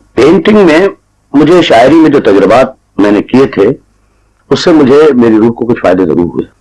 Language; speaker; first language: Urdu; native; Urdu